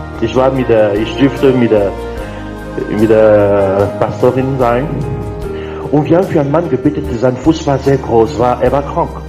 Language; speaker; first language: German; non-native, learner; French